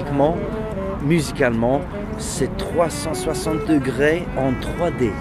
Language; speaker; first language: French; non-native, fluent; English